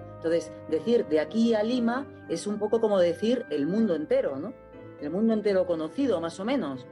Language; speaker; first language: Spanish; native; Spanish